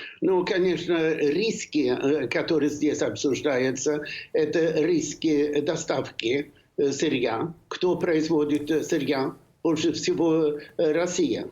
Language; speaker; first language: Russian; non-native, fluent; Swedish